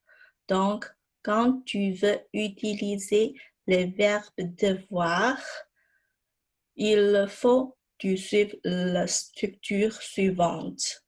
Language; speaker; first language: French; non-native, fluent; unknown